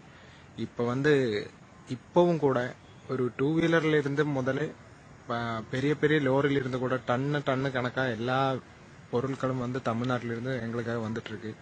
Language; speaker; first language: Tamil; non-native, local second language; Malayalam